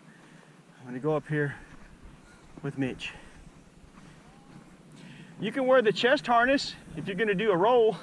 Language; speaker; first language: English; native; English